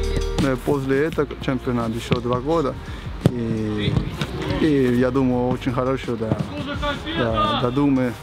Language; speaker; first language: Russian; non-native, learner; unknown